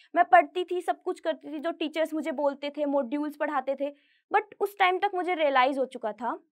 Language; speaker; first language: Hindi; native; Hindi